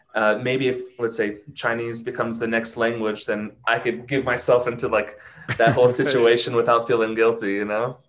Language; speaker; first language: English; native; English